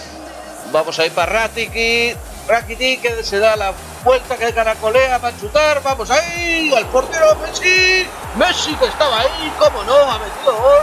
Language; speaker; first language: Spanish; native; Spanish